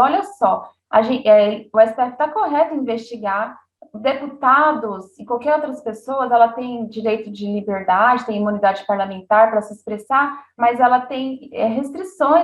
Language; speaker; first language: Portuguese; native; Portuguese